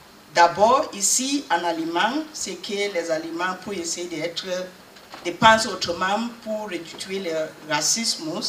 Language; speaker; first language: French; non-native, learner; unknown